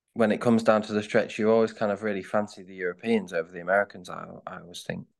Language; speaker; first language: English; native; English